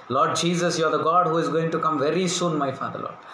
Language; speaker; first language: English; non-native, local second language; Telugu